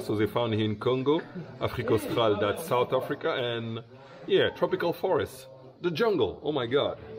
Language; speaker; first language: English; non-native, fluent; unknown